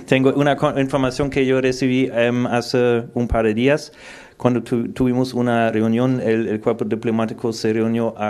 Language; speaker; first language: Spanish; non-native, fluent; German